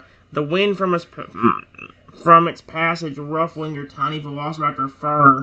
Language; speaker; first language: English; native; English